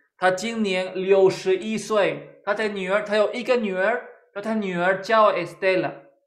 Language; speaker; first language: Chinese; non-native, fluent; Spanish